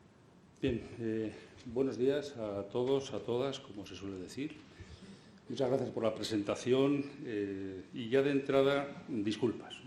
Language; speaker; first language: Spanish; native; Spanish